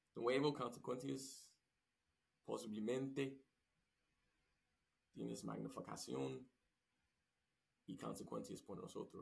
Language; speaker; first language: Spanish; non-native, learner; English